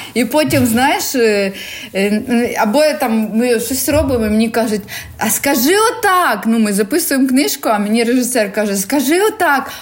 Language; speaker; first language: Ukrainian; non-native, local second language; Russian